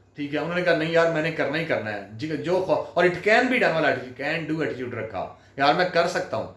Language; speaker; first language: Urdu; non-native, local second language; Punjabi